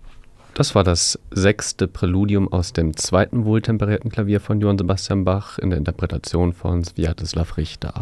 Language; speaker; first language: German; native; German